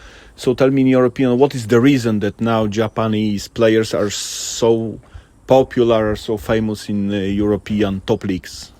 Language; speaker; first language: English; non-native, fluent; Polish